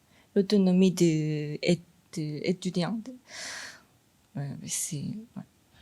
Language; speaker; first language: French; non-native, fluent; Korean